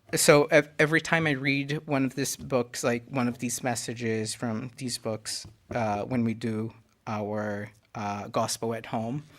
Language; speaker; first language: English; non-native, fluent; Portuguese